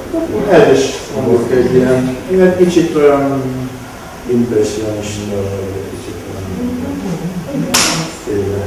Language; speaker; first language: Hungarian; non-native, local second language; Romanian